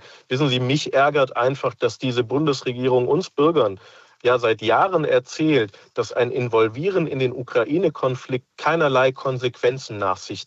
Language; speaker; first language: German; native; German